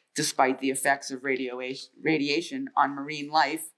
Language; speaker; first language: English; native; English